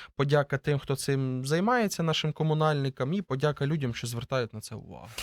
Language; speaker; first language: Ukrainian; native; Ukrainian